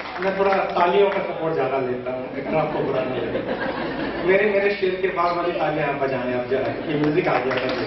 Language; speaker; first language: Hindi; native; Hindi